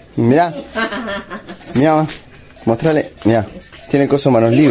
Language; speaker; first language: Spanish; native; Spanish